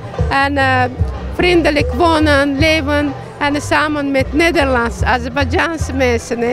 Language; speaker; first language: Dutch; non-native, learner; Azerbaijani